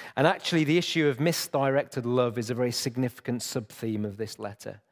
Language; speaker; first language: English; native; English